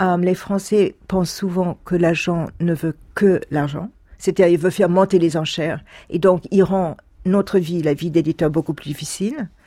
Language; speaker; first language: French; non-native, fluent; English